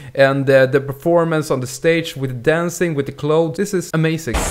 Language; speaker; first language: English; non-native, fluent; Swedish